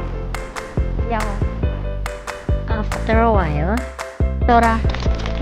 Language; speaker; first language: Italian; non-native, fluent; Filipino